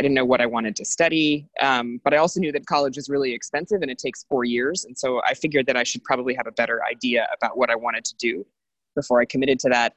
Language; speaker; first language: English; native; English